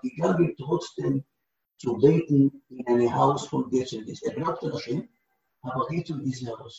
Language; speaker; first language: German; non-native, learner; Hebrew